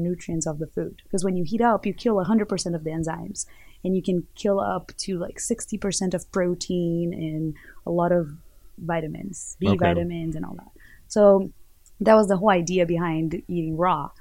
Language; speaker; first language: English; non-native, fluent; Portuguese